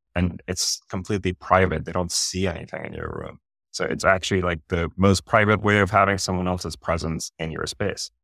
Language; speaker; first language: English; non-native, local second language; Urdu